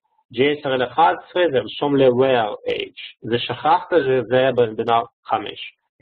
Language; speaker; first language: Hebrew; non-native, fluent; Russian